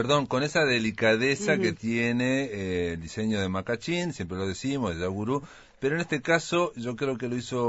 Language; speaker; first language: Spanish; native; Spanish